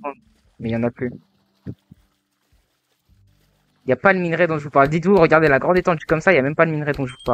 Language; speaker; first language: French; native; French